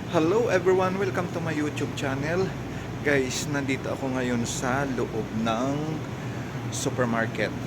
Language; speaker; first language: Filipino; non-native, local second language; Cebuano